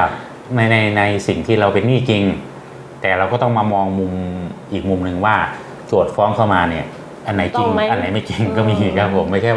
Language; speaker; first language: Thai; native; Thai